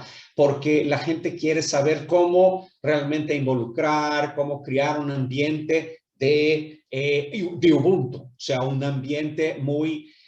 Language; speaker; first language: Spanish; non-native, fluent; Portuguese